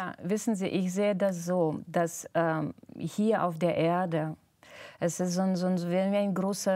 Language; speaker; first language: German; non-native, fluent; Russian